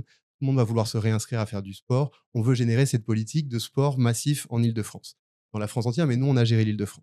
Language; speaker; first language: French; native; French